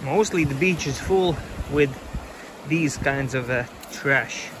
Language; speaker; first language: English; non-native, fluent; Latvian